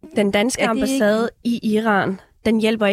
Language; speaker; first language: Danish; early bilingual, other home language; Persian